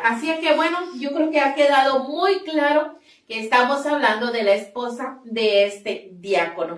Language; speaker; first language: Spanish; native; Spanish